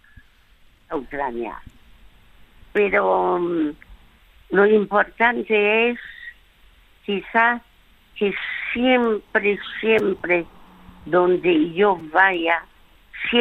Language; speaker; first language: Spanish; non-native, fluent; French